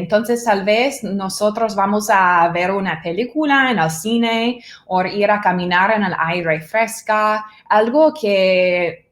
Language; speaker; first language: Spanish; non-native, fluent; English